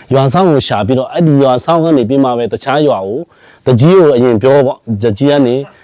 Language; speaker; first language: Burmese; non-native, local second language; Pa'o Karen